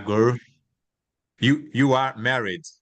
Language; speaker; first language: English; non-native, learner; Portuguese